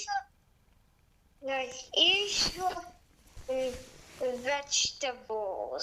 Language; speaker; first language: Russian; non-native, learner; English